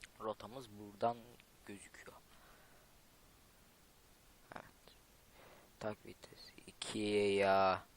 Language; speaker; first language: Turkish; native; Turkish